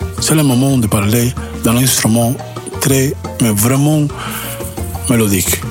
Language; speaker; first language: French; non-native, learner; Spanish